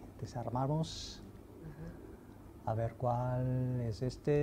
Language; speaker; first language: Spanish; non-native, fluent; Chinese